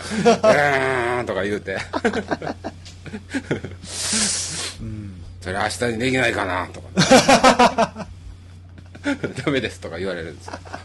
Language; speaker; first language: Japanese; native; Japanese